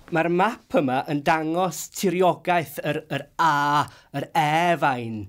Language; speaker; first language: Welsh; native; Welsh